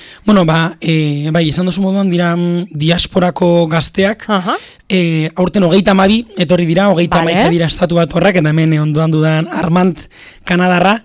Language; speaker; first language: Basque; native; Basque